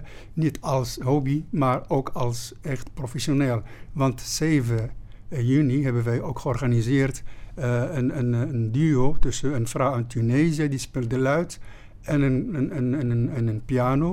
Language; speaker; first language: Dutch; non-native, fluent; Arabic